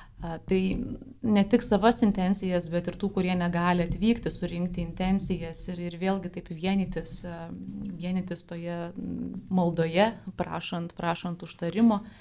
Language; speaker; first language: Lithuanian; native; Lithuanian